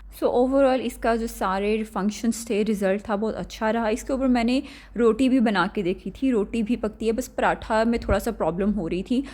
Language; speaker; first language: Urdu; native; Urdu